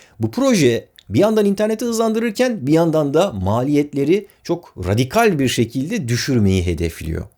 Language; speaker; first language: Turkish; native; Turkish